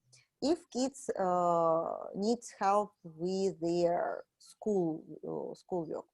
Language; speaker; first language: English; non-native, fluent; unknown